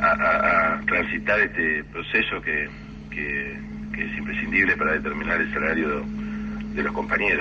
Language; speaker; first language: Spanish; native; Spanish